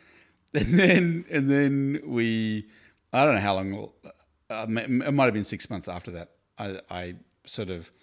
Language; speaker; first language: English; native; English